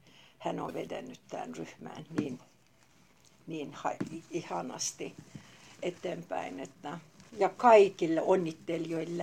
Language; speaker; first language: Finnish; non-native, fluent; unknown